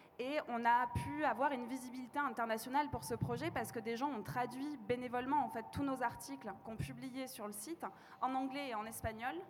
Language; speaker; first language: French; native; French